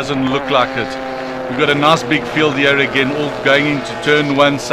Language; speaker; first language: English; native; English